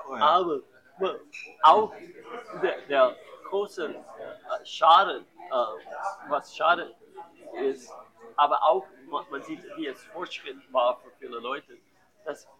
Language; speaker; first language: German; non-native, learner; English